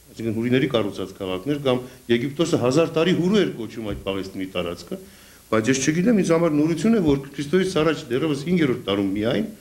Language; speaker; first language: Armenian; native; Armenian